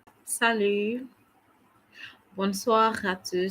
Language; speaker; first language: French; non-native, fluent; English